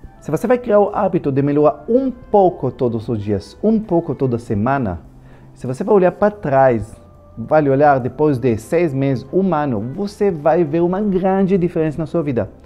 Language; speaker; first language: Portuguese; non-native, fluent; Hebrew